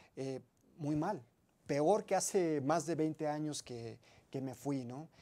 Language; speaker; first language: Spanish; early bilingual, heritage; Spanish